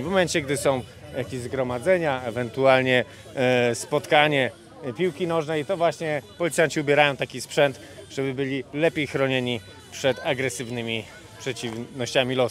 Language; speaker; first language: Polish; native; Polish